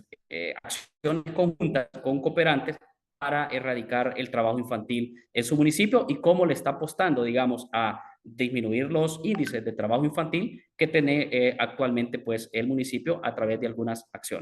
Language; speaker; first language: Spanish; native; Spanish